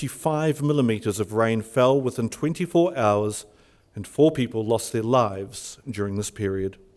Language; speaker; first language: English; native; English